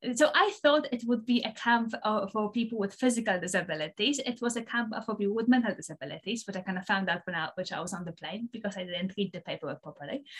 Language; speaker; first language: English; non-native, fluent; Polish